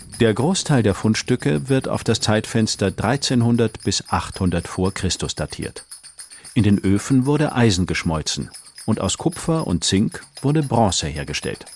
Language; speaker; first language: German; native; German